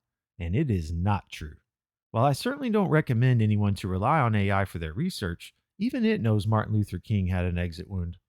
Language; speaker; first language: English; native; English